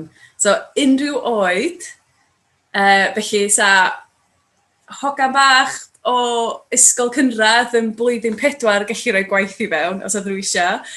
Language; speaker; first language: Welsh; native; Welsh